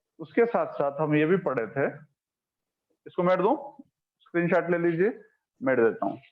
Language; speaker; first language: Urdu; native; Urdu